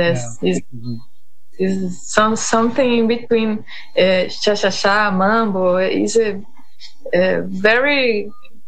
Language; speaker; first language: English; non-native, learner; Spanish